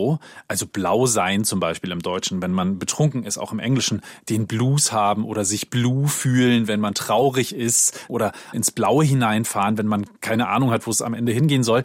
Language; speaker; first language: German; native; German